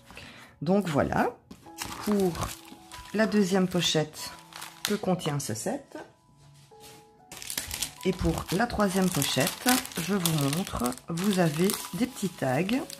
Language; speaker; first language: French; native; French